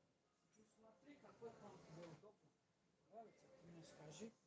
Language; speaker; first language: Russian; non-native, learner; Tajik